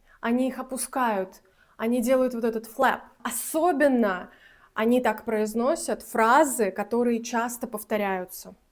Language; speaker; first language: Russian; native; Russian